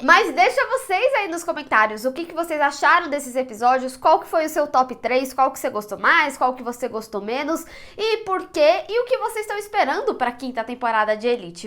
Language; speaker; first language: Portuguese; native; Portuguese